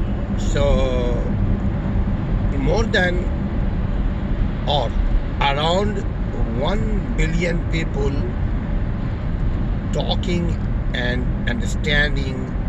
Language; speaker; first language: English; non-native, fluent; Urdu